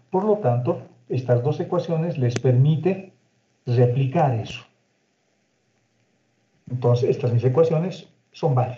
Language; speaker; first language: Spanish; native; Spanish